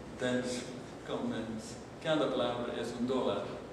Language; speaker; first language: Spanish; non-native, learner; Dutch